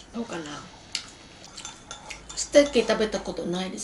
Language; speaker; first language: Japanese; non-native, local second language; Vietnamese